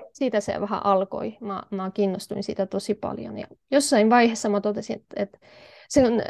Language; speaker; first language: Finnish; non-native, fluent; Polish